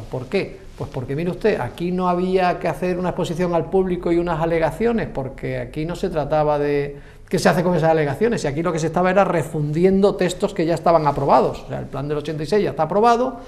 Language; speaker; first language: Spanish; native; Spanish